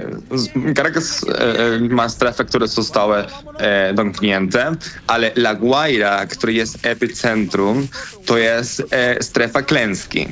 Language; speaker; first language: Polish; non-native, learner; Spanish